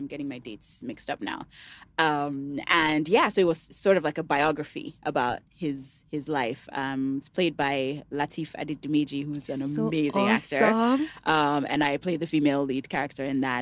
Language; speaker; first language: English; non-native, local second language; Yoruba